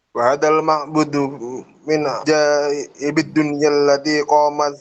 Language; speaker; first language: Arabic; non-native, learner; Indonesian